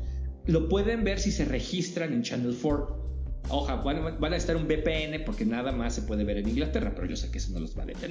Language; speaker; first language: Spanish; native; Spanish